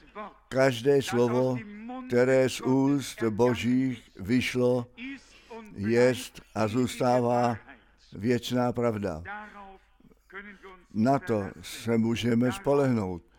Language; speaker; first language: Czech; non-native, fluent; German